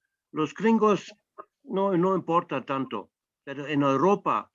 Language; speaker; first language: Spanish; non-native, fluent; German